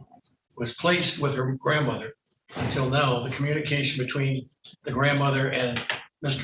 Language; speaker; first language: English; native; English